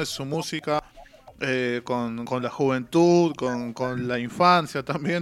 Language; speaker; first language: Spanish; native; Spanish